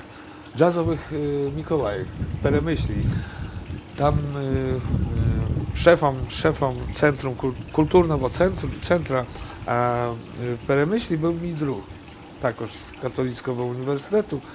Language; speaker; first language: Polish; non-native, learner; Ukrainian